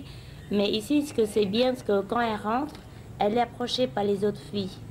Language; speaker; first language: French; non-native, learner; Khmer